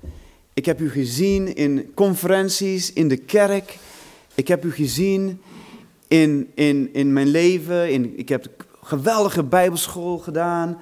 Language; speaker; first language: Dutch; non-native, fluent; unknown